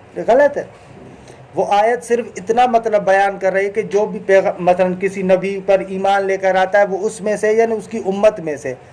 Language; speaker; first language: Urdu; non-native, local second language; Sindhi